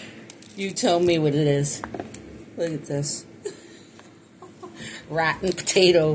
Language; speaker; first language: English; native; English